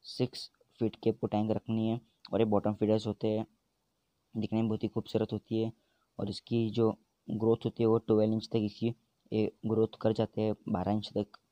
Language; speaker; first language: Hindi; native; Hindi